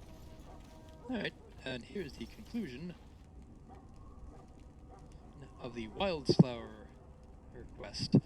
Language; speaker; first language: English; native; English